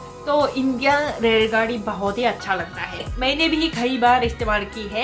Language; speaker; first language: Hindi; non-native, fluent; Japanese